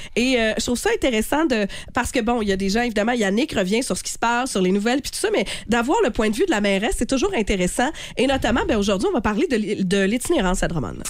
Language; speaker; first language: French; native; French